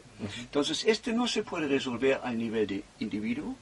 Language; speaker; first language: Spanish; non-native, fluent; German